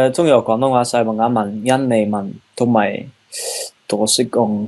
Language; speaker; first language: Cantonese; non-native, learner; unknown